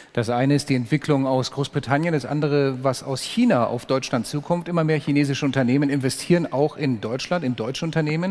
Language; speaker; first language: German; native; German